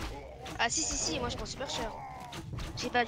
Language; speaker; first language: French; native; French